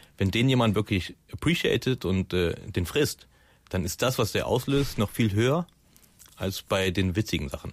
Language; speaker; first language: German; early bilingual, other home language; Persian